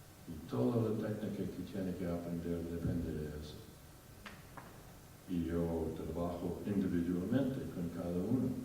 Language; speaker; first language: Spanish; non-native, fluent; English